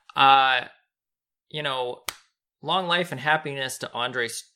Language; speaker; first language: English; native; English